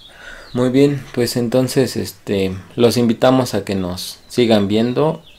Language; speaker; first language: Spanish; native; Spanish